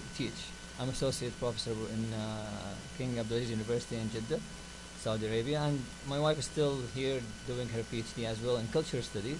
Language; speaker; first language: English; non-native, fluent; Arabic